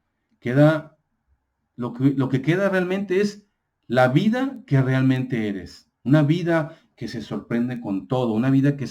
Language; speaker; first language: Spanish; native; Spanish